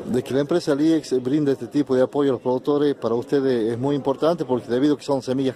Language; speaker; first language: Spanish; native; Spanish